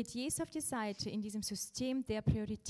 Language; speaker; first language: German; non-native, fluent; Russian